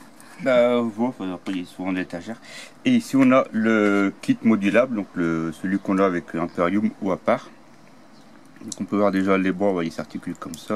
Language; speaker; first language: French; native; French